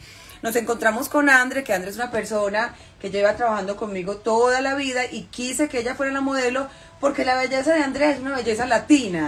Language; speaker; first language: Spanish; native; Spanish